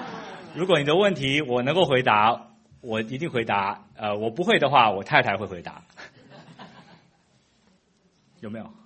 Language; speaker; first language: Chinese; non-native, fluent; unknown